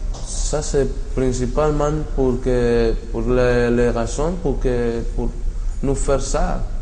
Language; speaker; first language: French; non-native, learner; Spanish